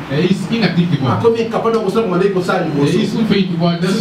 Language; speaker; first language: German; non-native, learner; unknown